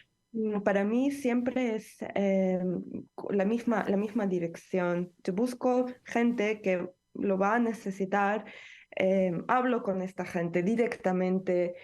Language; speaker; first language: Spanish; non-native, fluent; Ukrainian